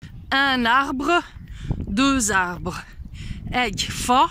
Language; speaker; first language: French; non-native, fluent; Hungarian